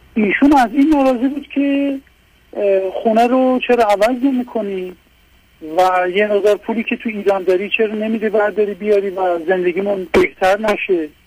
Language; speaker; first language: Persian; non-native, local second language; Azerbaijani